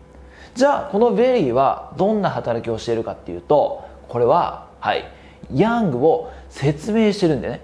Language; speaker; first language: Japanese; native; Japanese